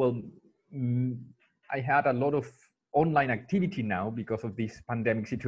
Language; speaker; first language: English; non-native, fluent; Spanish